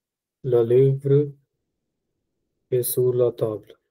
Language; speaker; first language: French; non-native, learner; Punjabi